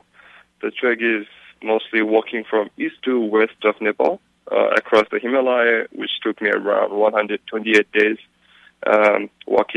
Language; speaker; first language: English; non-native, local second language; Eastern Tamang